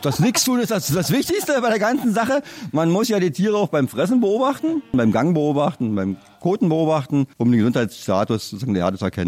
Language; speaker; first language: German; native; German